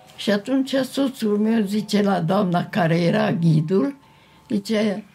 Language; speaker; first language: Romanian; non-native, local second language; Hungarian